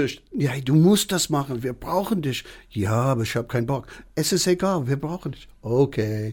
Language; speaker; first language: German; non-native, fluent; English